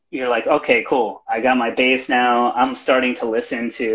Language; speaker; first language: English; native; English